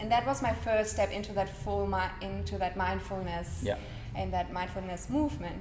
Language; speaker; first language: English; non-native, fluent; German